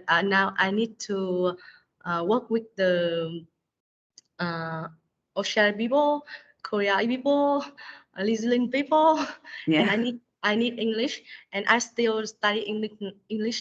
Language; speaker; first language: English; non-native, learner; Vietnamese